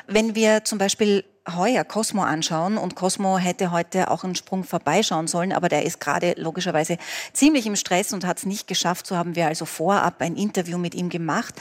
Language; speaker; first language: German; native; German